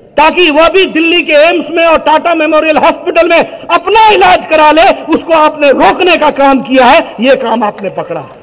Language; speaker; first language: Hindi; native; Hindi